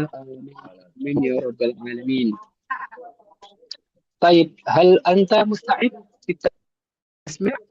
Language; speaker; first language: Arabic; non-native, fluent; Indonesian